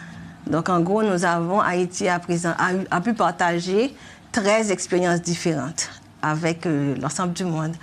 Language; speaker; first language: French; non-native, local second language; Haitian Creole